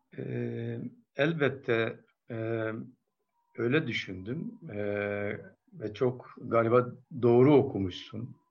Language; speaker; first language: Turkish; non-native, local second language; Kurdish